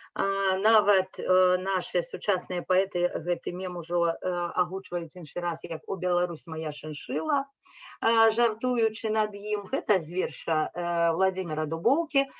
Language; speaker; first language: Belarusian; native; Belarusian